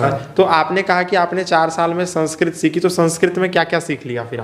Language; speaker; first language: Hindi; native; Hindi